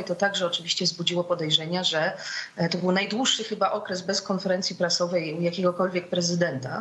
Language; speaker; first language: Polish; native; Polish